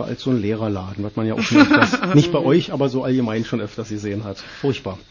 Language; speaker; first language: German; native; German